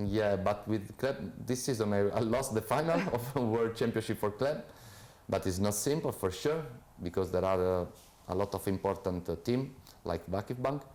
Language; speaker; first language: English; non-native, fluent; Italian